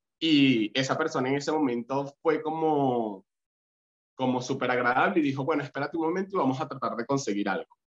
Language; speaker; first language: Spanish; native; Spanish